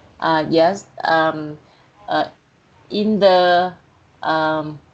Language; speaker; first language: English; non-native, learner; Vietnamese